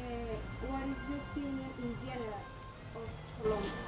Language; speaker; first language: English; non-native, learner; Spanish